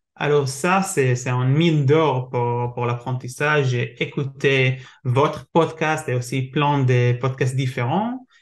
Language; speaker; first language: French; non-native, learner; Hebrew